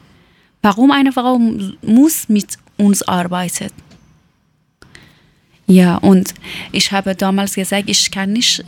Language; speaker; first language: German; non-native, learner; Persian